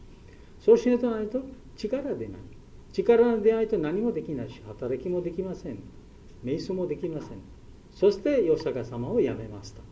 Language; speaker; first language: Japanese; non-native, learner; Bangla